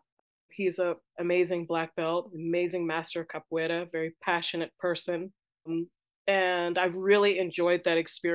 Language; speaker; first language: English; native; English